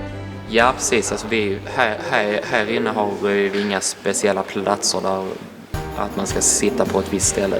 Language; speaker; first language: Swedish; native; Swedish